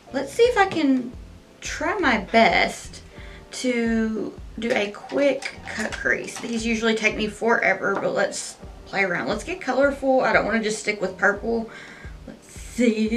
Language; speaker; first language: English; native; English